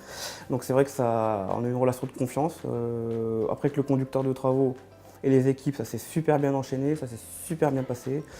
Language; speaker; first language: French; native; French